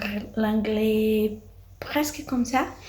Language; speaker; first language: French; non-native, learner; Portuguese